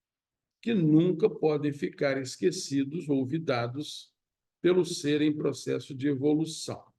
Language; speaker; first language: Portuguese; native; Portuguese